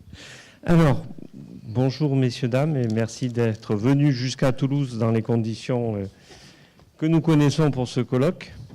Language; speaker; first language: French; native; French